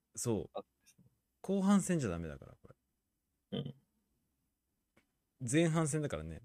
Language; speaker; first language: Japanese; native; Japanese